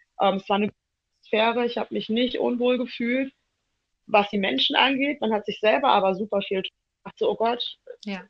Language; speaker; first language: German; early bilingual, other home language; Italian